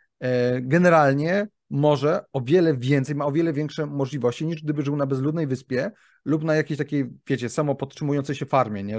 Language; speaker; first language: Polish; native; Polish